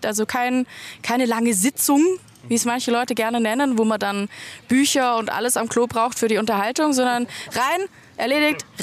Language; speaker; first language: German; native; German